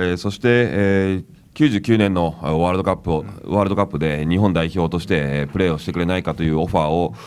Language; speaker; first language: Japanese; native; Japanese